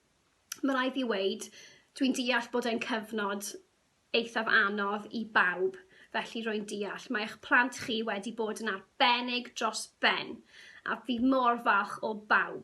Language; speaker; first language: Welsh; non-native, local second language; English